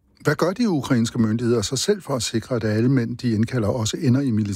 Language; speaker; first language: Danish; native; Danish